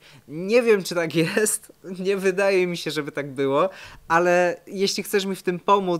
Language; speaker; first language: Polish; native; Polish